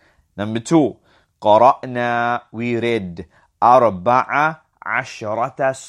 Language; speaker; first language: Arabic; non-native, fluent; English